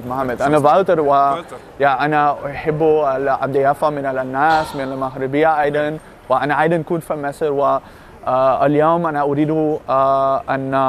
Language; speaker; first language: Arabic; non-native, learner; Dutch